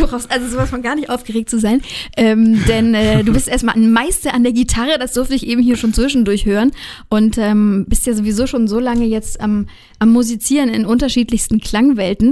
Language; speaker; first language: German; native; German